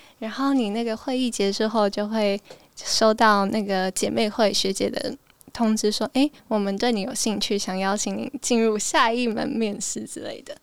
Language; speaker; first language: Chinese; early bilingual, heritage; Chinese